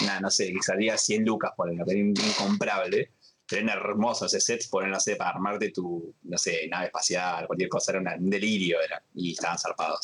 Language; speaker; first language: Spanish; native; Spanish